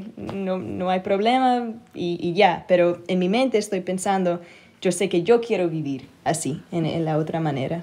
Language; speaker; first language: Spanish; early bilingual, heritage; Spanish